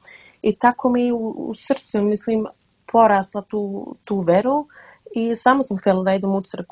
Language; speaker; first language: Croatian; early bilingual, heritage; Dutch